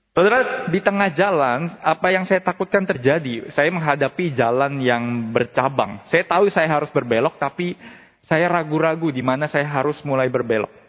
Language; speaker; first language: Indonesian; native; Indonesian